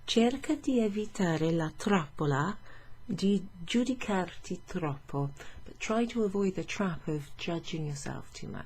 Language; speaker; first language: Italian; non-native, fluent; English